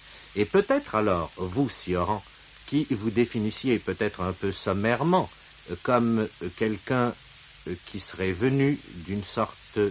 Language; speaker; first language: French; native; French